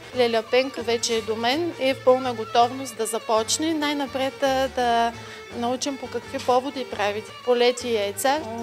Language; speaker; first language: Bulgarian; native; Bulgarian